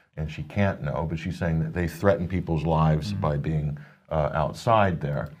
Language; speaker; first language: English; native; English